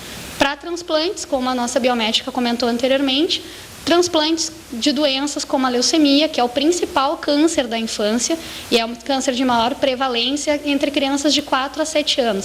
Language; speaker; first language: Portuguese; native; Portuguese